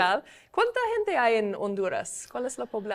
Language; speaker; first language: Spanish; non-native, fluent; English